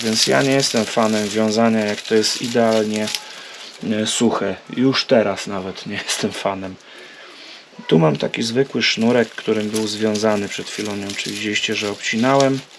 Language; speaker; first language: Polish; native; Polish